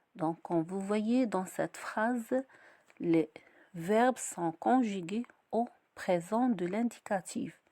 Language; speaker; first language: French; non-native, local second language; Arabic